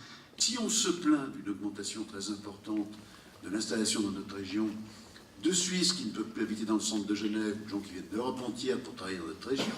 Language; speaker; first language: French; native; French